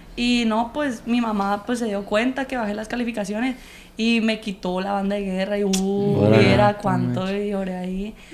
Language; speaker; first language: Spanish; native; Spanish